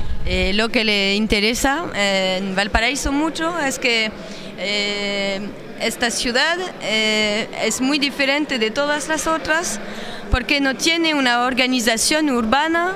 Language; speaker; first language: Spanish; non-native, learner; French